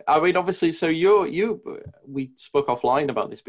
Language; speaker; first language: English; native; English